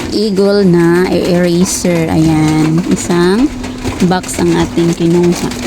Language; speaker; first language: Filipino; non-native, local second language; Cebuano